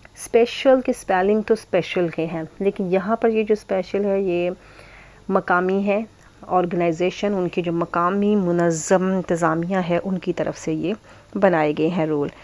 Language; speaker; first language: Urdu; non-native, local second language; Punjabi